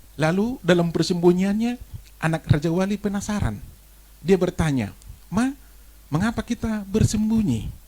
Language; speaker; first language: Indonesian; non-native, local second language; Batak Toba